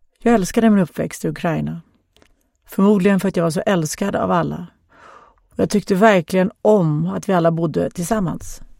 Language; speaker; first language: Swedish; non-native, fluent; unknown